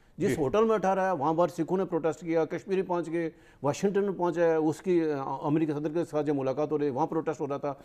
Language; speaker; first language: Urdu; non-native, local second language; Pahari-Potwari